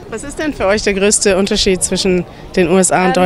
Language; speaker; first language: German; native; German